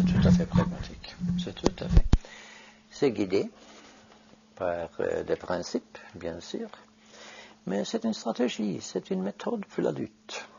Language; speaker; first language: French; non-native, fluent; Norwegian